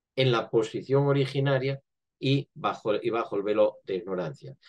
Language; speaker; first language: Spanish; native; Spanish